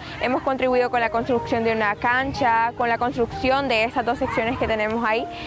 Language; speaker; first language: Spanish; native; Spanish